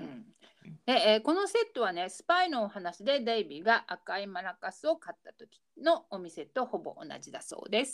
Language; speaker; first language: Japanese; native; Japanese